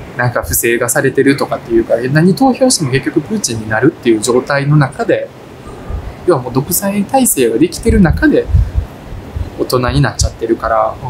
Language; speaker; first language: Japanese; early bilingual, other home language; Russian